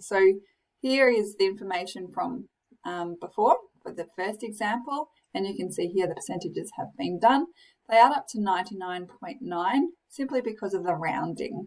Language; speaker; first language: English; native; English